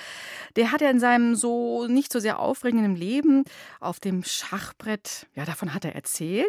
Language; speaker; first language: German; native; German